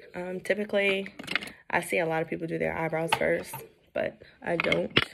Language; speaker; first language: English; native; English